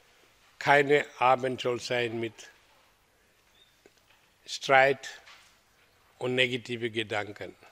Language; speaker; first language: German; non-native, learner; Hindi